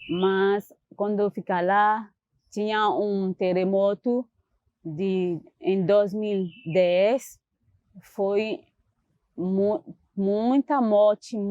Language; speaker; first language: Portuguese; non-native, learner; Haitian Creole